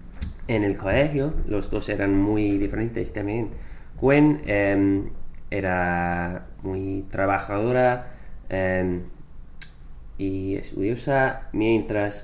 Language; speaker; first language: Spanish; non-native, fluent; English